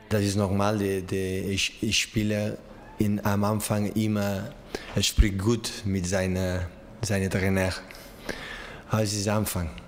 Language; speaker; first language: German; non-native, learner; Catalan